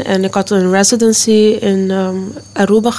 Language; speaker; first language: Dutch; non-native, local second language; Papiamento